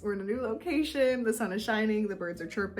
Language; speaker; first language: English; native; English